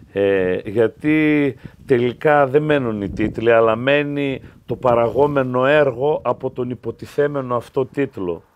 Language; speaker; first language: Greek; native; Greek